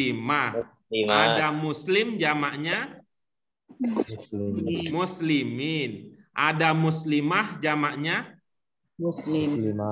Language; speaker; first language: Indonesian; native; Indonesian